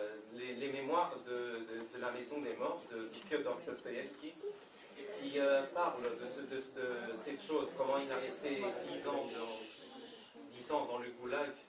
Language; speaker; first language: French; non-native, fluent; Romanian